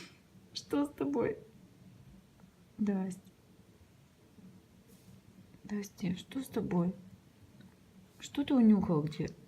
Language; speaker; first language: Russian; native; Russian